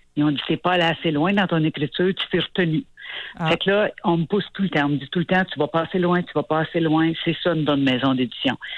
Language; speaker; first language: French; native; French